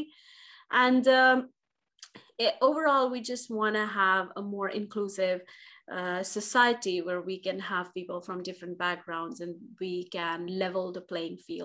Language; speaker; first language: English; non-native, local second language; Bangla